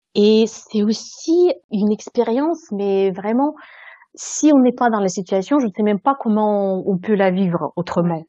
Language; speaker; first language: French; non-native, fluent; Russian